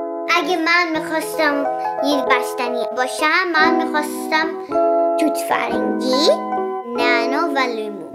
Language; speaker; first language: Persian; early bilingual, heritage; Persian